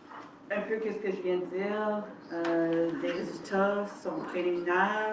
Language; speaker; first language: French; native; French